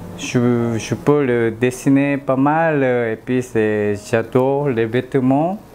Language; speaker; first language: French; non-native, learner; Korean